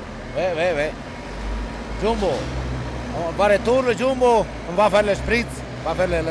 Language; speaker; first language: French; non-native, learner; Italian